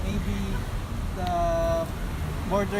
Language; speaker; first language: English; non-native, learner; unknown